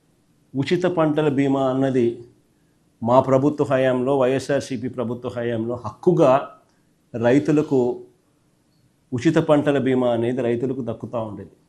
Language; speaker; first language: Telugu; native; Telugu